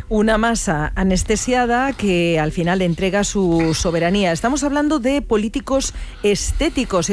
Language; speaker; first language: Spanish; native; Spanish